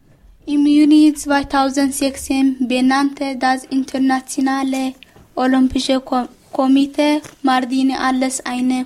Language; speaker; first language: German; non-native, learner; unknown